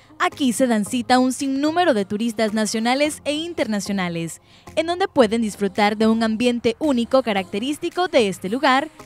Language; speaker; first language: Spanish; native; Spanish